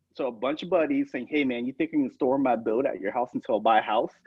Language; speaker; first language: English; native; English